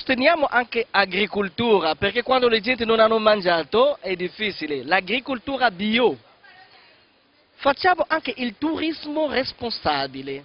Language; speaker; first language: Italian; non-native, fluent; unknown